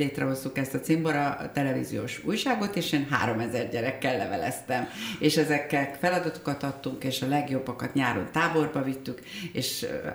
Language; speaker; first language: Hungarian; native; Hungarian